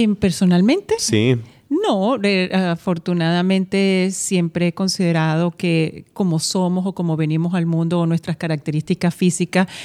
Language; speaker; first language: Spanish; native; Spanish